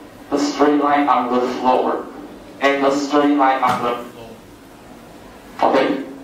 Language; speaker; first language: English; non-native, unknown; Chinese